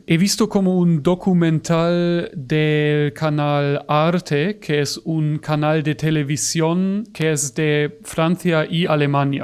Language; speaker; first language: Spanish; non-native, fluent; German